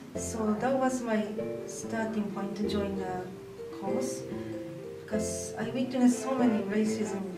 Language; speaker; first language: English; non-native, fluent; Japanese